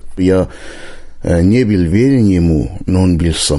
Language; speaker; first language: Russian; non-native, local second language; Armenian